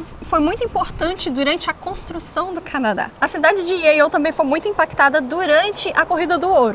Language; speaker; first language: Portuguese; native; Portuguese